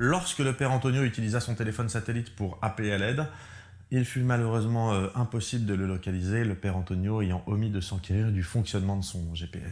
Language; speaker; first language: French; native; French